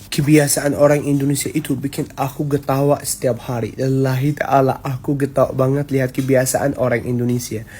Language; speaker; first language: Indonesian; non-native, fluent; Arabic